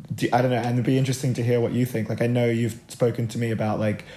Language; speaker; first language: English; native; English